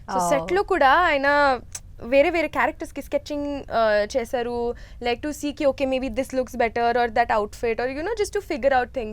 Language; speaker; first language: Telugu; non-native, learner; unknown